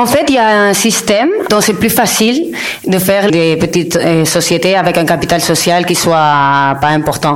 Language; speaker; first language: French; non-native, local second language; Spanish